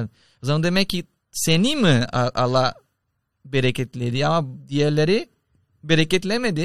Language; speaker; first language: Turkish; non-native, learner; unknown